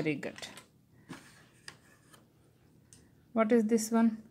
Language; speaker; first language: English; non-native, local second language; Telugu